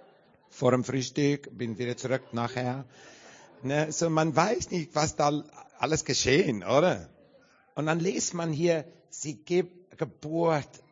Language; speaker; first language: German; non-native, learner; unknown